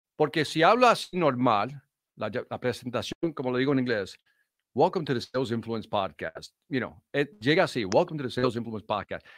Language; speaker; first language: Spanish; early bilingual, heritage; Spanish